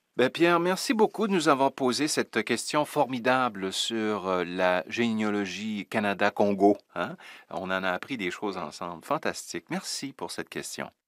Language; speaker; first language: French; native; French